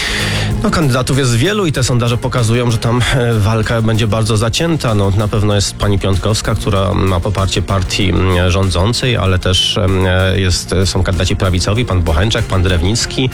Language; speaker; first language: Polish; native; Polish